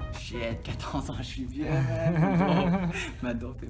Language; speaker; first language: French; non-native, local second language; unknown